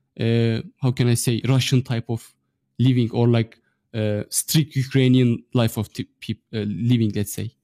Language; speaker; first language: English; non-native, fluent; Turkish